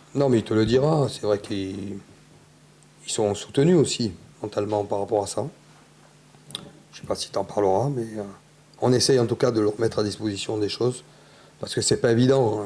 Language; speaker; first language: French; native; French